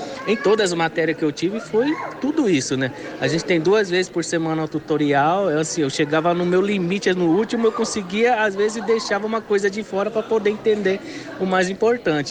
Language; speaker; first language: Portuguese; non-native, local second language; Guarani